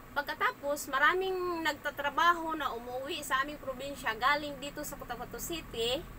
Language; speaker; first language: Filipino; non-native, local second language; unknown